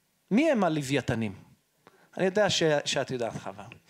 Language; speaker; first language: Hebrew; early bilingual, heritage; Hebrew